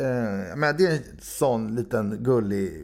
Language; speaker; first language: Swedish; native; Swedish